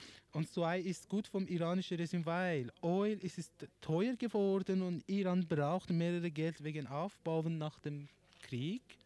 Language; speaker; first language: German; non-native, learner; Persian